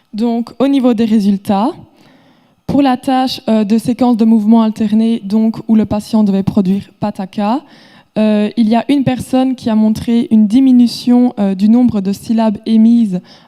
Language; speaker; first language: French; native; French